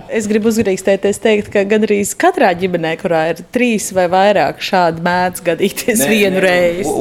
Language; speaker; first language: Latvian; native; Latvian